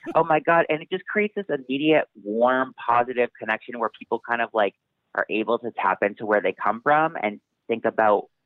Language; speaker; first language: English; native; English